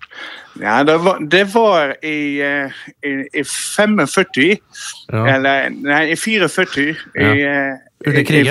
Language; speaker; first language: Norwegian; non-native, fluent; Dutch